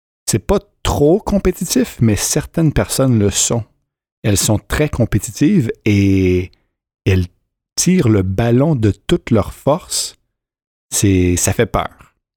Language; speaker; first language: French; native; French